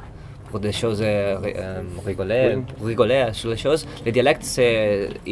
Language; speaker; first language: French; non-native, learner; Italian